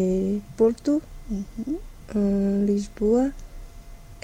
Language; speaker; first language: Portuguese; non-native, learner; Chinese